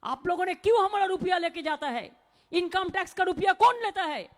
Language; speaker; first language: Hindi; non-native, local second language; Bangla